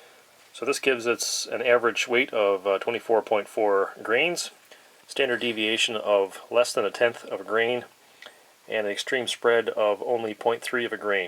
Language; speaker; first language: English; native; English